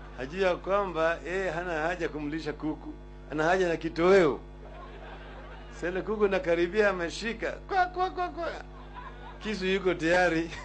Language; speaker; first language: Swahili; non-native, local second language; Luo (Kenya and Tanzania)